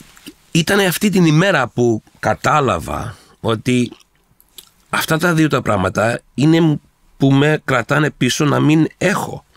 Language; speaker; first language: Greek; early bilingual, heritage; Greek